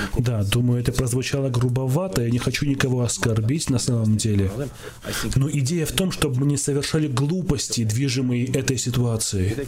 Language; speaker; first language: Russian; non-native, local second language; Armenian